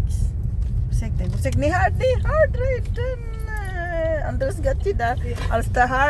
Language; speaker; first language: Dutch; non-native, learner; Filipino